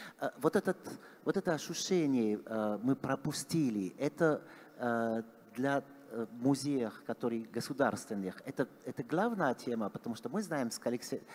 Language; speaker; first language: Russian; non-native, fluent; French